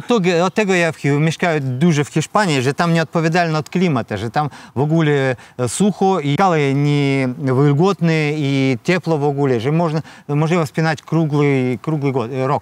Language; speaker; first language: Polish; non-native, learner; Russian